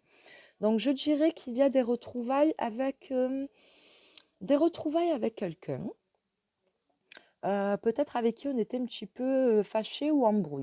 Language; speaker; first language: French; native; French